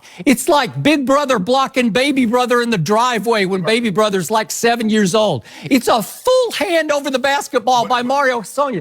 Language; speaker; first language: English; native; English